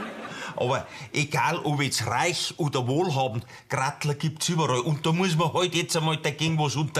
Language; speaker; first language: German; native; German